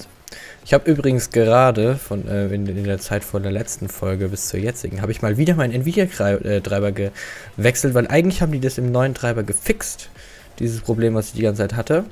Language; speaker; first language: German; native; German